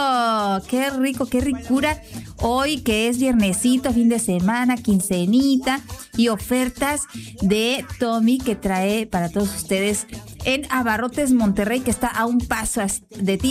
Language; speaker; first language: Spanish; native; Spanish